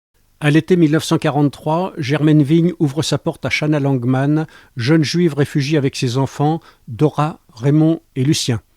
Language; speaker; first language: French; native; French